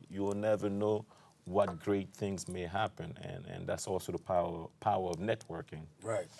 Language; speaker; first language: English; non-native, fluent; French